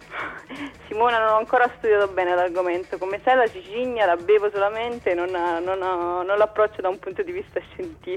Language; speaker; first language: Italian; native; Italian